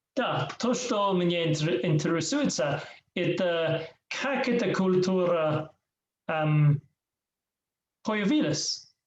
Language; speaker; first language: Russian; non-native, learner; English